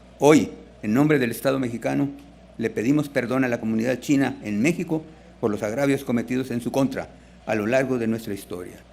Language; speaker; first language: Spanish; native; Spanish